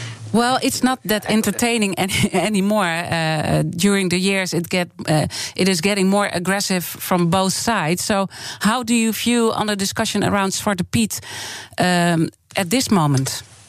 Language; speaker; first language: English; non-native, fluent; Dutch